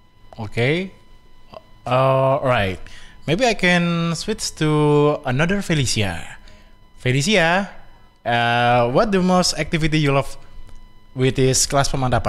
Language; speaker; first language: English; non-native, fluent; Indonesian